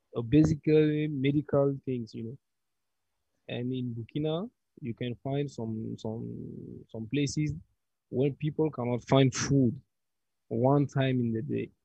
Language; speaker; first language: English; non-native, learner; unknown